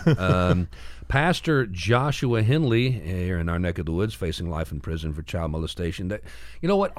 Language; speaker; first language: English; native; English